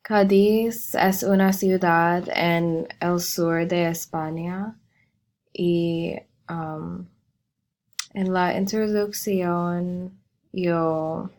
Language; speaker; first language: Spanish; non-native, learner; English